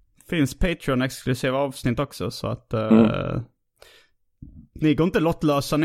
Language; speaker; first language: Swedish; native; Swedish